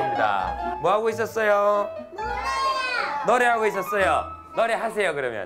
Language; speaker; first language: Korean; native; Korean